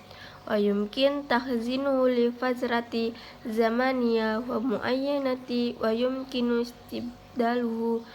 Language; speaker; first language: Arabic; non-native, learner; Indonesian